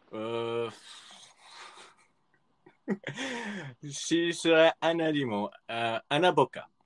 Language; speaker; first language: French; early bilingual, other home language; Spanish